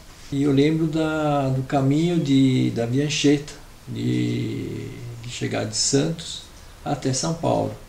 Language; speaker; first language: Portuguese; early bilingual, other home language; Italian